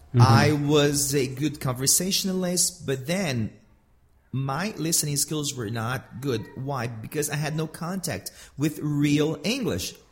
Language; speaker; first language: English; non-native, fluent; Portuguese